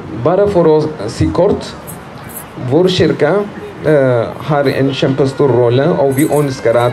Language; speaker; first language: Norwegian; non-native, fluent; Amharic